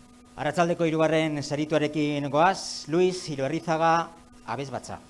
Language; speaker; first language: Basque; non-native, local second language; Spanish